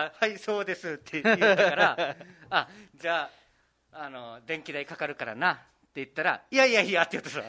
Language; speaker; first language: Japanese; native; Japanese